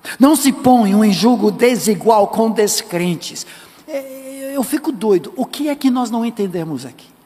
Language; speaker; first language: Portuguese; non-native, fluent; English